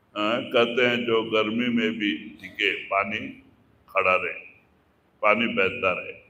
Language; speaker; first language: Hindi; non-native, local second language; Kannada